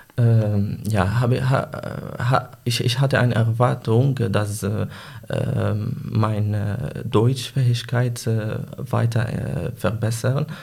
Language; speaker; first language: German; non-native, learner; Arabic